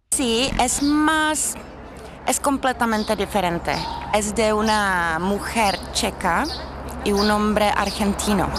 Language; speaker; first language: Spanish; non-native, fluent; Czech